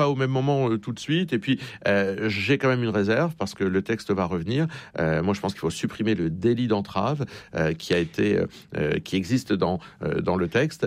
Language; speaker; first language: French; native; French